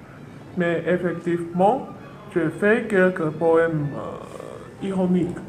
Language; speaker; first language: French; non-native, learner; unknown